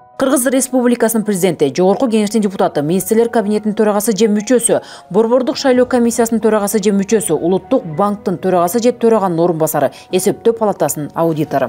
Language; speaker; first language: Kyrgyz; native; Kyrgyz